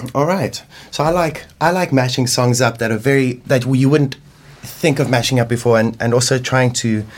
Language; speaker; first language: English; native; English